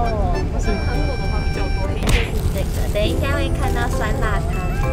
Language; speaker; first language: Chinese; non-native, fluent; Korean